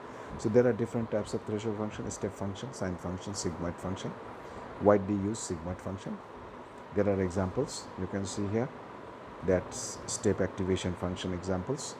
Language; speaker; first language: English; non-native, local second language; Bangla